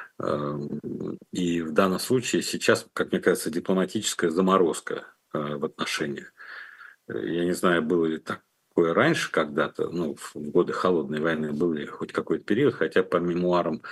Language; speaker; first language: Russian; native; Russian